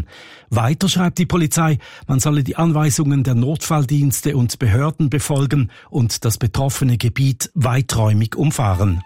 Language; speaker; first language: German; native; German